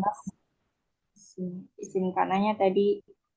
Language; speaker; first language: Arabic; non-native, learner; Indonesian